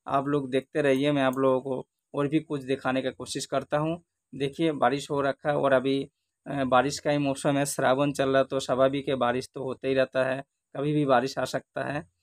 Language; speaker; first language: Hindi; non-native, local second language; Bangla